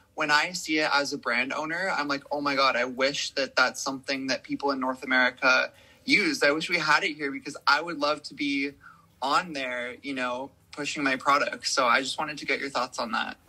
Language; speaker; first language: English; native; English